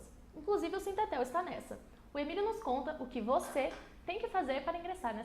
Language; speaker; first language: Portuguese; native; Portuguese